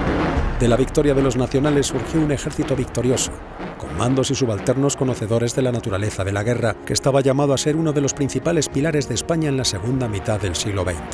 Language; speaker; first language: Spanish; native; Spanish